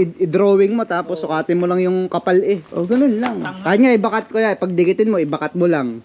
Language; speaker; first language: Filipino; native; Filipino